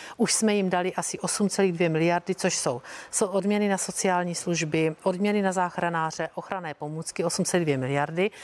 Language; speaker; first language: Czech; native; Czech